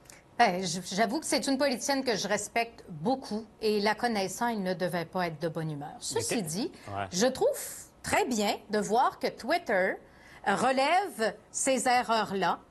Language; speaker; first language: French; native; French